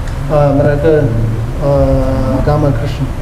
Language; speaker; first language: Indonesian; non-native, learner; English